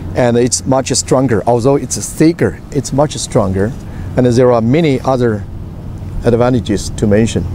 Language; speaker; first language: English; non-native, fluent; Chinese